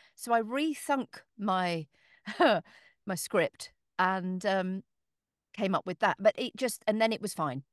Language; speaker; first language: English; native; English